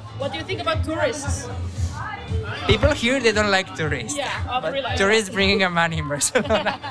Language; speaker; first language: English; non-native, learner; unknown